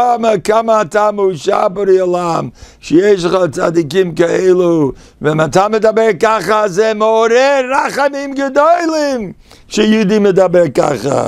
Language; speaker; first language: Hebrew; non-native, fluent; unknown